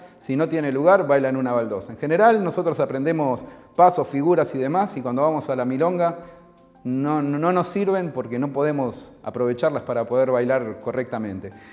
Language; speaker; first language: Spanish; native; Spanish